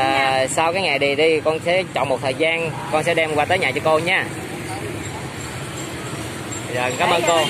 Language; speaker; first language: Vietnamese; native; Vietnamese